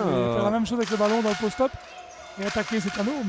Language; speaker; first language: French; native; French